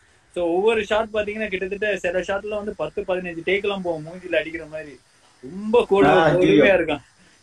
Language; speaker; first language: Tamil; native; Tamil